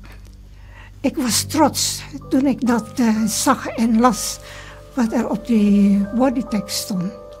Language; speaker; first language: Dutch; early bilingual, other home language; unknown